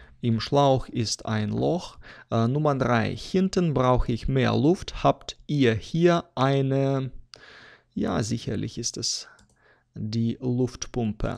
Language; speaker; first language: German; non-native, fluent; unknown